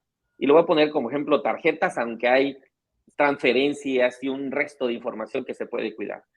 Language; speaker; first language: Spanish; native; Spanish